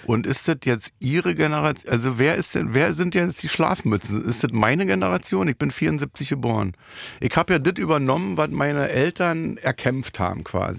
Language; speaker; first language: German; native; German